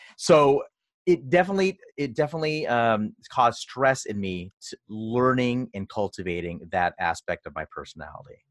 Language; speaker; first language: English; early bilingual, other home language; Filipino